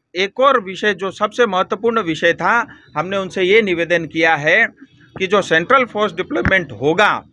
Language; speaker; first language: Hindi; non-native, local second language; Nepali